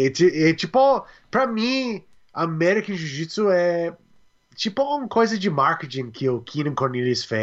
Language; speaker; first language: Portuguese; non-native, learner; English